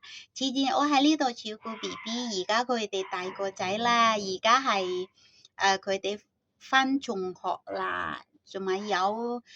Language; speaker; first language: Cantonese; non-native, fluent; Indonesian